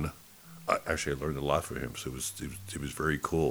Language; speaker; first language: English; native; English